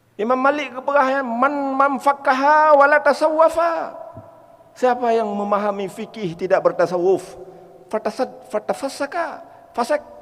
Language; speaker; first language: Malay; non-native, local second language; Achinese